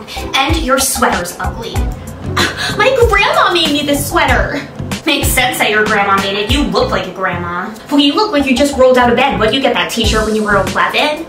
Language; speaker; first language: English; native; English